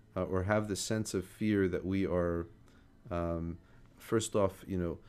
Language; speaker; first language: English; native; English